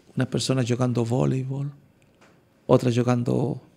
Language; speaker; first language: Portuguese; non-native, learner; Spanish